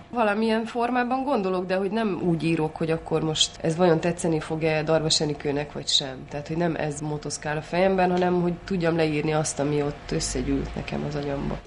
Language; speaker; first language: Hungarian; native; Hungarian